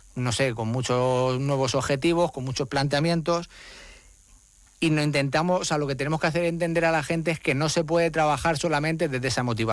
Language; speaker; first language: Spanish; native; Spanish